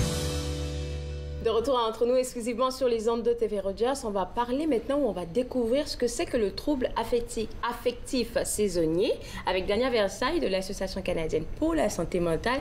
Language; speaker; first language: French; native; French